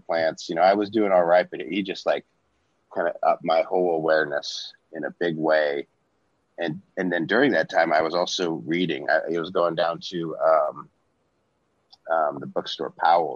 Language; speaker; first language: English; native; English